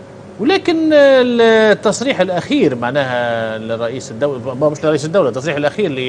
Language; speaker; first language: Arabic; native; Arabic